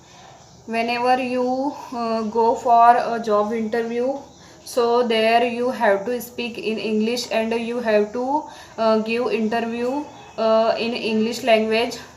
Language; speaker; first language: English; non-native, learner; Marathi